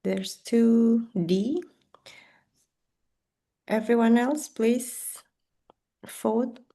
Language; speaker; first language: English; non-native, fluent; Indonesian